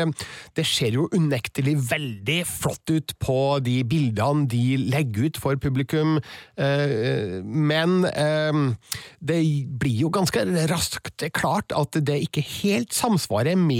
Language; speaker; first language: Norwegian; native; Norwegian